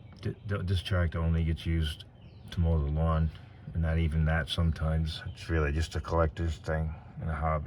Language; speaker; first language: English; native; English